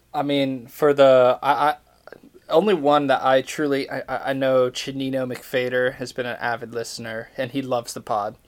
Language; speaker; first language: English; native; English